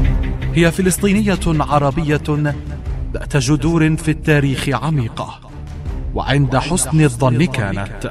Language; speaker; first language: Arabic; native; Arabic